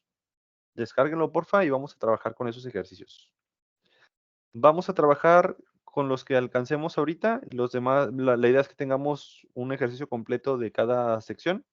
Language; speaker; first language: Spanish; native; Spanish